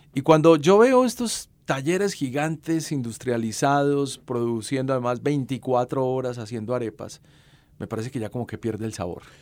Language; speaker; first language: Spanish; native; Spanish